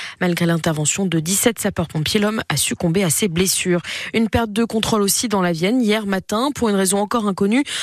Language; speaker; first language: French; native; French